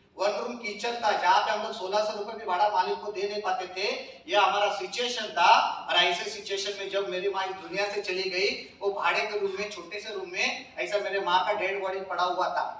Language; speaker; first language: Hindi; non-native, local second language; Marathi